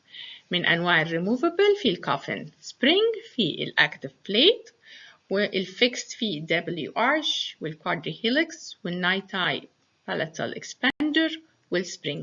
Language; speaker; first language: Arabic; native; Arabic